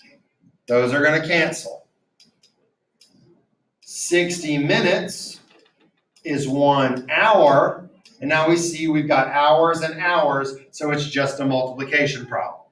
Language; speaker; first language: English; native; English